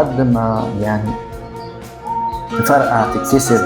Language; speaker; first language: Arabic; native; Arabic